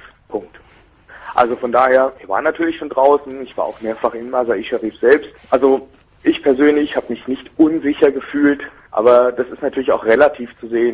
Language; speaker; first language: German; native; German